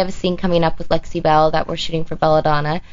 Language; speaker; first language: English; native; English